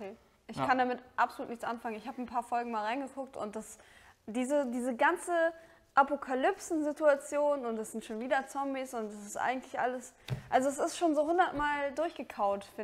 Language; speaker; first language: German; native; German